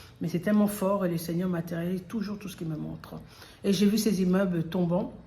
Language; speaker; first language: French; early bilingual, other home language; Lingala